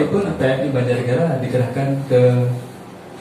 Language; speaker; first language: Indonesian; native; Indonesian